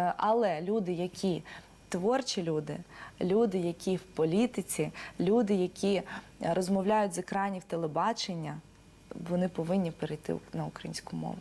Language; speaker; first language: Ukrainian; non-native, local second language; Russian